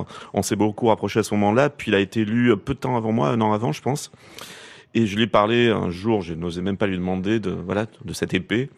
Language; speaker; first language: French; native; French